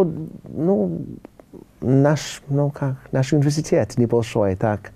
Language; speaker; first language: Russian; non-native, learner; English